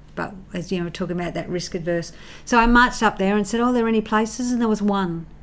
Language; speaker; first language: English; native; English